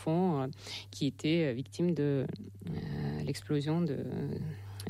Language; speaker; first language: French; non-native, fluent; Russian